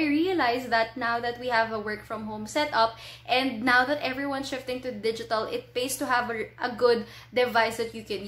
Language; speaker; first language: English; non-native, local second language; Filipino